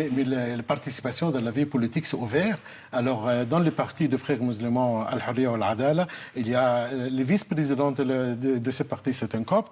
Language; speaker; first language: French; non-native, fluent; Arabic